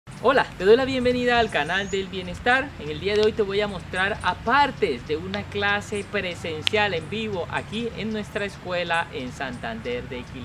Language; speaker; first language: Spanish; native; Spanish